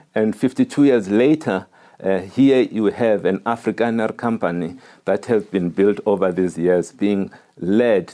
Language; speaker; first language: English; non-native, local second language; Xhosa